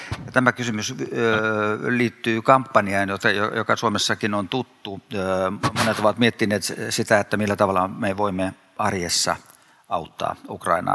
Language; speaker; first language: Finnish; native; Finnish